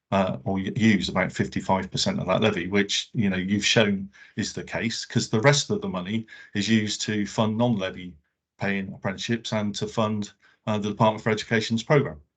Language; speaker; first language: English; native; English